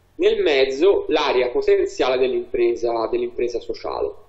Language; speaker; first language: Italian; native; Italian